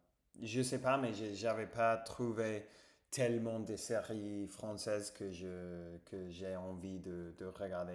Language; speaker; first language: French; non-native, fluent; English